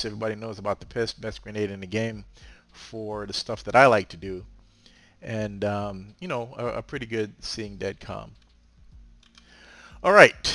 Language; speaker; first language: English; native; English